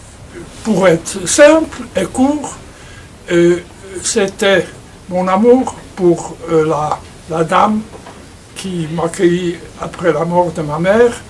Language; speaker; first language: French; non-native, fluent; Polish